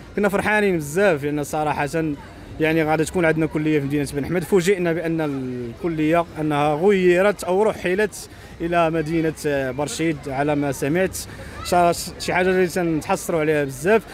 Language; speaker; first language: Arabic; native; Arabic